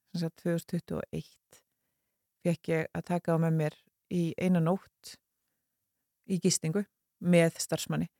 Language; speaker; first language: Icelandic; native; Icelandic